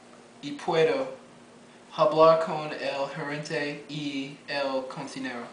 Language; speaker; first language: Spanish; non-native, learner; English